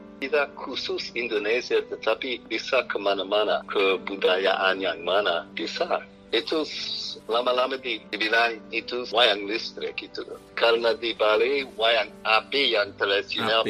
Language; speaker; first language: Indonesian; non-native, fluent; English